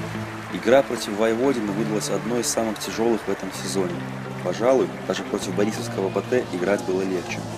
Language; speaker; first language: Russian; native; Russian